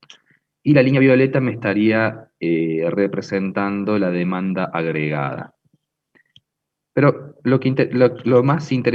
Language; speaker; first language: Spanish; native; Spanish